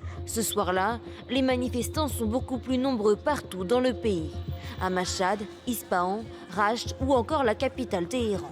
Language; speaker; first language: French; native; French